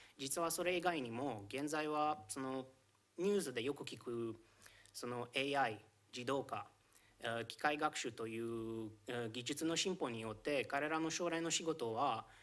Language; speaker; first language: Japanese; non-native, fluent; Romanian